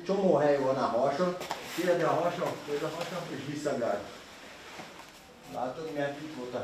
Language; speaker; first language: Hungarian; non-native, learner; Portuguese